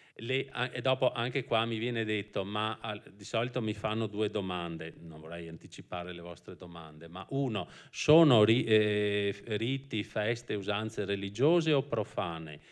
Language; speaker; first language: Italian; native; Italian